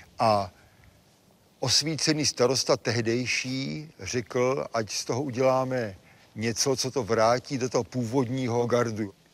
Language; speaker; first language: Czech; native; Czech